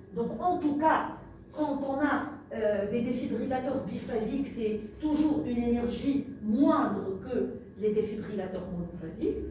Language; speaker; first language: French; non-native, local second language; Arabic